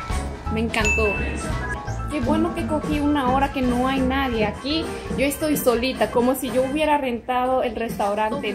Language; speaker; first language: Spanish; non-native, fluent; Korean